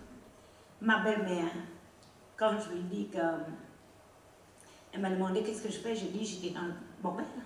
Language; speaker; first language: French; non-native, learner; Khmer